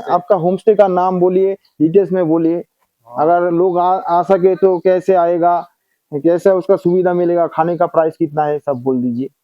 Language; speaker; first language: Hindi; non-native, local second language; Bangla